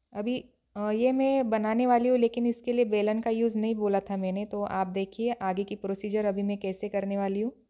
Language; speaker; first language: Hindi; non-native, local second language; Marathi